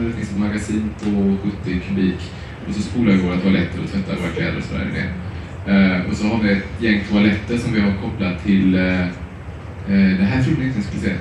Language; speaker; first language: Swedish; native; Swedish